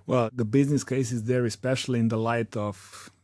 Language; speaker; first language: English; non-native, fluent; Slovenian